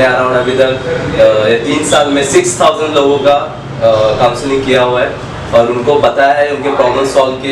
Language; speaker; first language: Hindi; native; Hindi